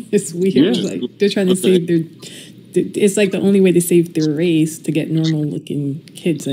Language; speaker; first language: English; native; English